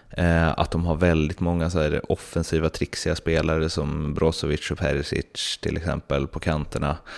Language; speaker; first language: Swedish; native; Swedish